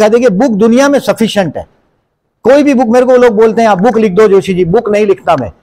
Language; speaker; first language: Hindi; non-native, local second language; Gujarati